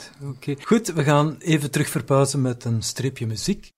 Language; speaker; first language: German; non-native, learner; Dutch